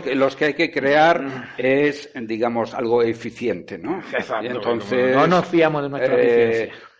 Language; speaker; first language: Spanish; native; Spanish